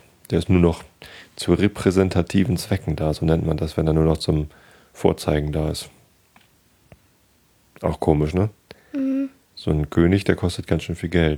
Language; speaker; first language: German; native; German